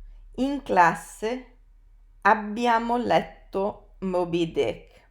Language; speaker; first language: Italian; non-native, fluent; English